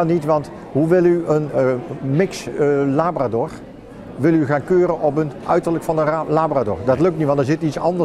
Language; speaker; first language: Dutch; native; Dutch